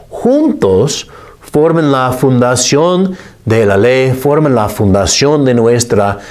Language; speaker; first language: Spanish; non-native, fluent; English